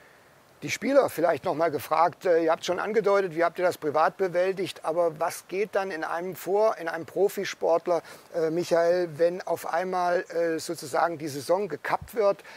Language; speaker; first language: German; native; German